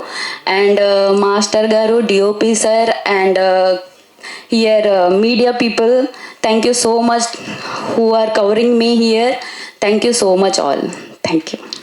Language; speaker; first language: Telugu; non-native, local second language; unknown